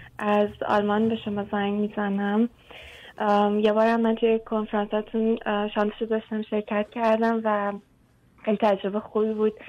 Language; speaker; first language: Persian; early bilingual, heritage; Persian